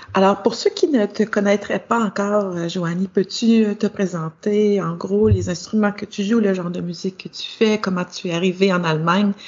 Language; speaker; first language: French; native; French